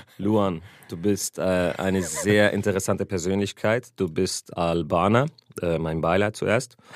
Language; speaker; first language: German; early bilingual, other home language; Arabic